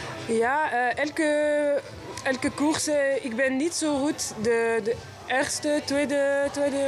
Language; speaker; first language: Dutch; non-native, learner; French